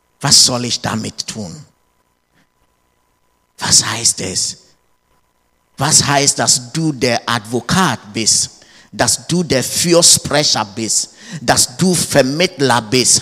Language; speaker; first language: German; non-native, learner; English